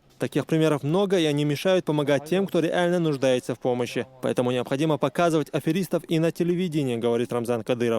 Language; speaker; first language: Russian; native; Russian